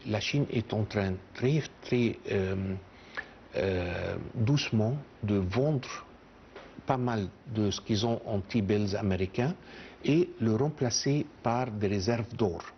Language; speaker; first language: French; non-native, fluent; Arabic